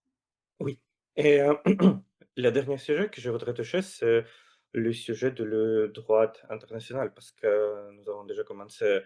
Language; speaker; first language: French; non-native, fluent; Russian